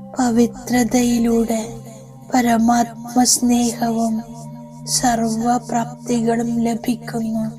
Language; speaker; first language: Malayalam; native; Malayalam